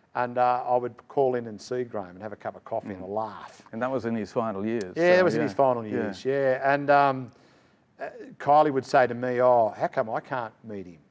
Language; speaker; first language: English; native; English